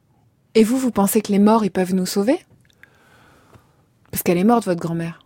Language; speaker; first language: French; native; French